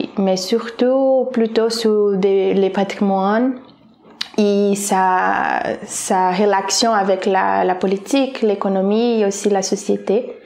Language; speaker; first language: French; non-native, fluent; Portuguese